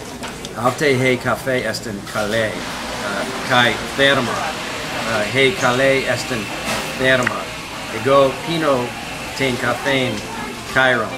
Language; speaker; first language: Greek; non-native, learner; English